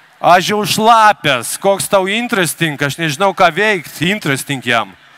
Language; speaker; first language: Lithuanian; native; Lithuanian